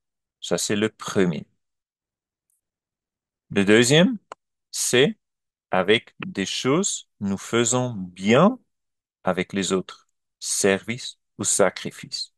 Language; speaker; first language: French; non-native, learner; German